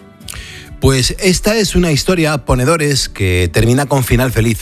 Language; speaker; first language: Spanish; native; Spanish